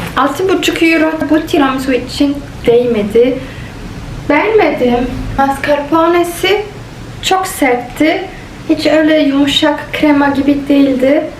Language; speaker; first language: Turkish; early bilingual, heritage; Turkish